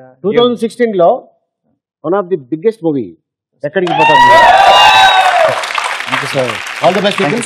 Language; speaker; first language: Telugu; native; Telugu